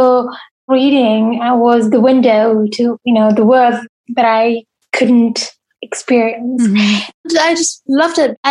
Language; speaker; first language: English; non-native, fluent; Arabic